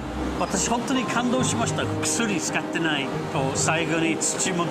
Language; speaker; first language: Japanese; non-native, learner; English